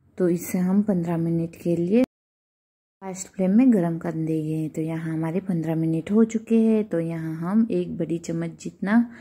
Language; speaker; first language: Hindi; non-native, local second language; Gujarati